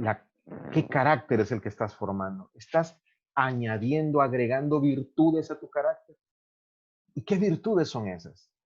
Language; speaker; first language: Spanish; native; Spanish